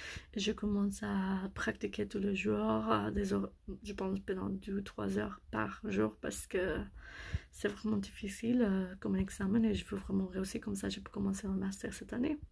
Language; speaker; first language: French; non-native, learner; English